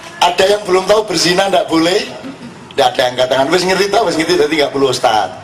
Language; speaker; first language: Indonesian; non-native, local second language; Javanese